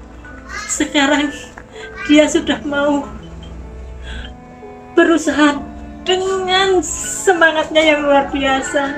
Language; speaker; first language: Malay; non-native, local second language; Javanese